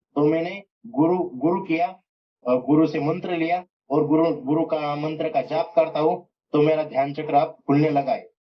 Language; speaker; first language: Hindi; non-native, local second language; Marathi